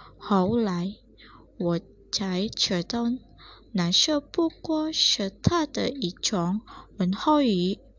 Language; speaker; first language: Chinese; non-native, learner; Indonesian